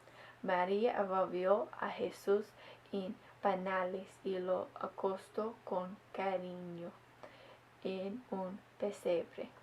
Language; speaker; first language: Spanish; non-native, learner; English